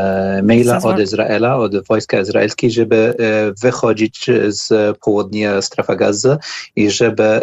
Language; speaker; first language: Polish; non-native, learner; Arabic